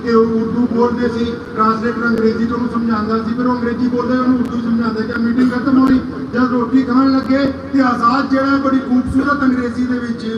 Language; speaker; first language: Punjabi; non-native, local second language; Urdu